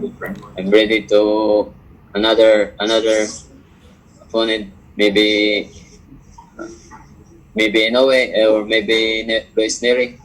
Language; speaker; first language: English; non-native, learner; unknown